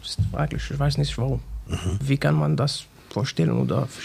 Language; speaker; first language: German; non-native, learner; Arabic